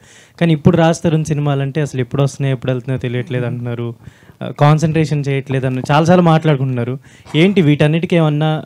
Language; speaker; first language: Telugu; native; Telugu